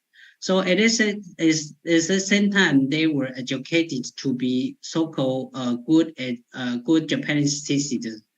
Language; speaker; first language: English; non-native, fluent; Chinese